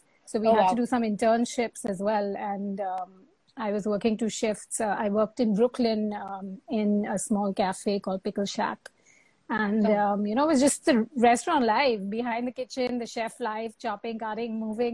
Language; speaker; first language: English; non-native, local second language; Hindi